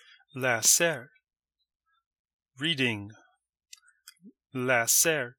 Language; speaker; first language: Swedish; non-native, learner; English